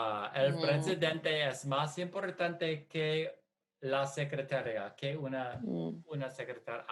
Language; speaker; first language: Spanish; non-native, fluent; English